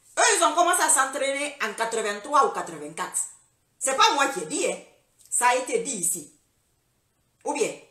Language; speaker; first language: French; non-native, local second language; Fula